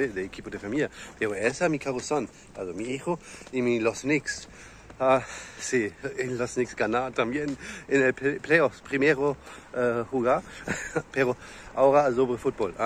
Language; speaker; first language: Spanish; non-native, learner; German